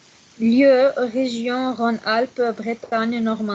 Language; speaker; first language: French; non-native, learner; Arabic